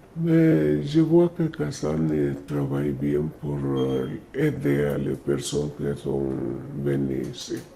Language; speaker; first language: French; non-native, learner; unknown